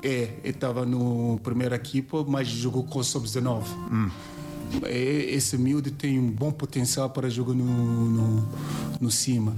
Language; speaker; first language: Portuguese; non-native, learner; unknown